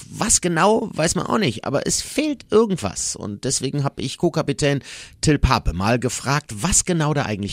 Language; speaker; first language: German; native; German